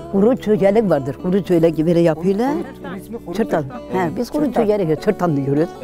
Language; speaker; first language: Turkish; non-native, local second language; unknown